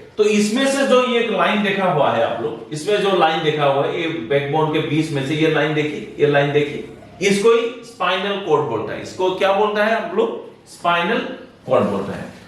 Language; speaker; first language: Hindi; non-native, local second language; Assamese